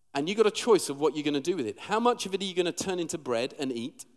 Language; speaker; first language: English; native; English